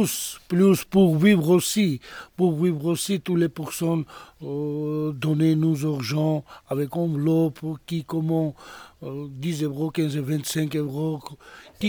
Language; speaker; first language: French; non-native, learner; Georgian